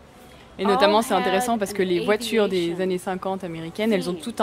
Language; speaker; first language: French; native; French